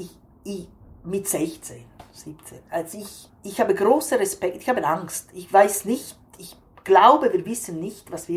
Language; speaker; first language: German; non-native, fluent; Italian